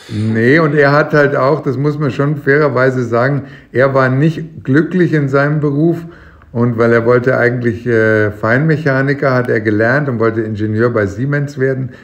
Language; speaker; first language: German; native; German